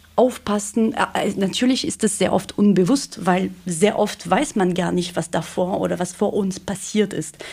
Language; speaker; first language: German; non-native, fluent; French